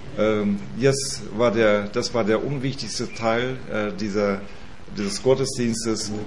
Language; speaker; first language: German; early bilingual, heritage; German